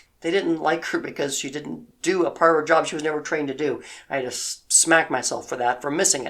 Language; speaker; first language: English; native; English